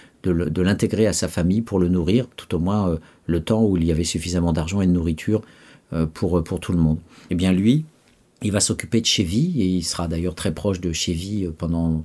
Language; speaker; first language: French; native; French